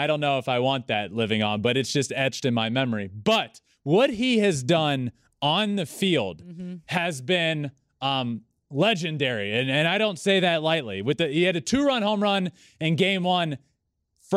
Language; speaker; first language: English; native; English